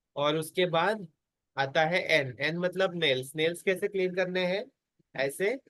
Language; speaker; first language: Hindi; non-native, local second language; Marathi